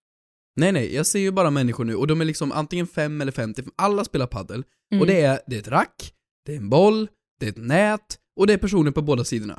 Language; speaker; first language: Swedish; native; Swedish